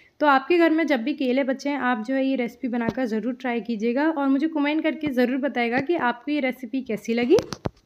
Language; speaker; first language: Hindi; native; Hindi